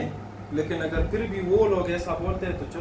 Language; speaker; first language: Hindi; non-native, local second language; Pashto